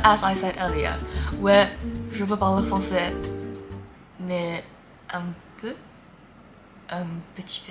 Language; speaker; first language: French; non-native, learner; Thai